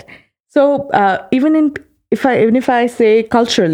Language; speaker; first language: English; non-native, local second language; Bangla